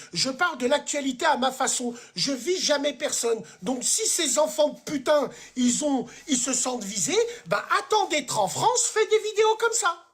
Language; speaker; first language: French; early bilingual, other home language; Arabic